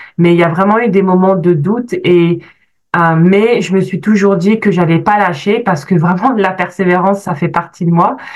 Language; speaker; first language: French; native; French